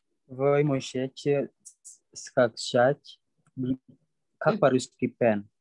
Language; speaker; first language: Russian; non-native, learner; Indonesian